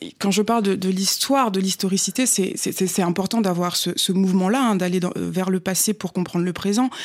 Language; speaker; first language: French; early bilingual, other home language; Lingala